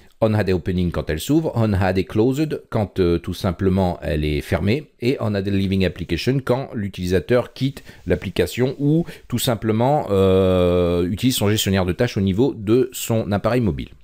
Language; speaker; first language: French; native; French